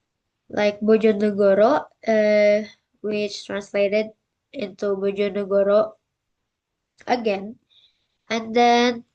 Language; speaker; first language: English; non-native, learner; Indonesian